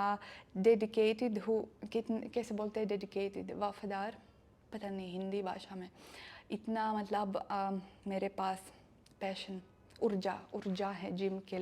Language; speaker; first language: Hindi; non-native, learner; Russian